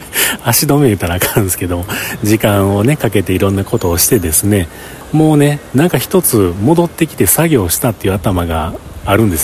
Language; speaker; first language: Japanese; native; Japanese